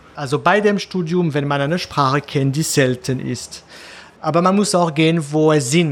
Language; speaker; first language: German; non-native, fluent; French